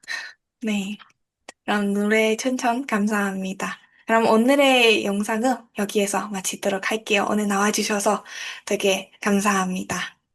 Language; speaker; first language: Korean; non-native, learner; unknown